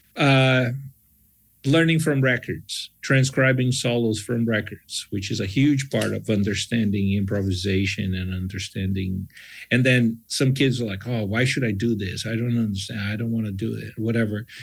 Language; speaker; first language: English; non-native, fluent; Portuguese